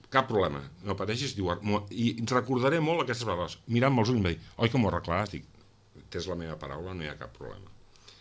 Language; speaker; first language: Catalan; non-native, local second language; Spanish